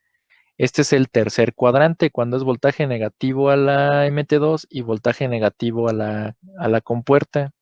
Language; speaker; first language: Spanish; native; Spanish